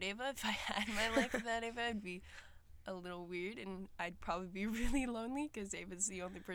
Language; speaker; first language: English; native; English